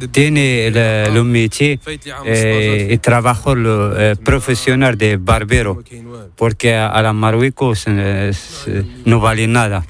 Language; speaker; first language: Spanish; non-native, learner; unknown